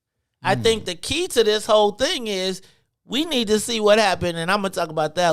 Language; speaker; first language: English; native; English